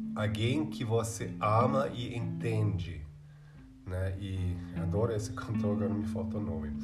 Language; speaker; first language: Portuguese; non-native, fluent; German